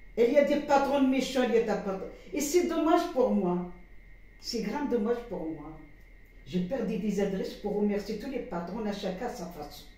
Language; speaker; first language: French; non-native, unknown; Arabic